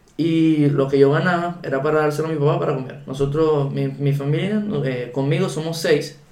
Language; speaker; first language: Spanish; native; Spanish